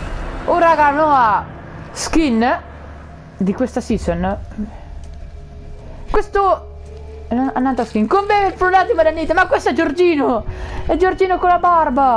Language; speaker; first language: Italian; native; Italian